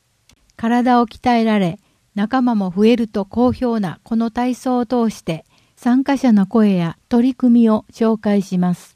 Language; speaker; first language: Japanese; native; Japanese